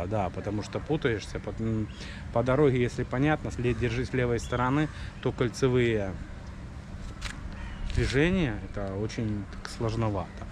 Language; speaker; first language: Russian; native; Russian